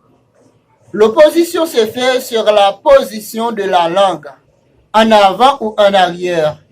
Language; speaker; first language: French; non-native, fluent; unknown